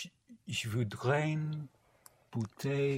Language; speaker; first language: French; non-native, learner; English